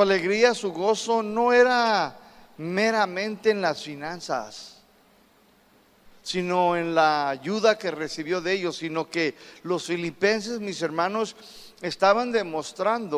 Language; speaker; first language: Spanish; native; Spanish